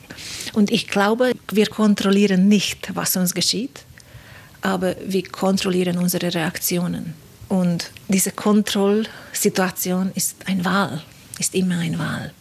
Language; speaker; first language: German; non-native, fluent; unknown